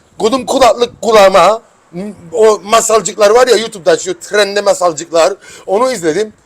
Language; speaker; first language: Turkish; early bilingual, heritage; Turkish